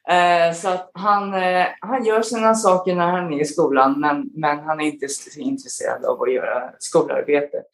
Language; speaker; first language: Swedish; native; Swedish